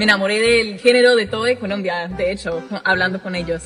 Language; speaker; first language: Spanish; non-native, fluent; English